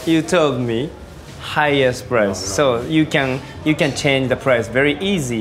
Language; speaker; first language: English; non-native, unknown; Japanese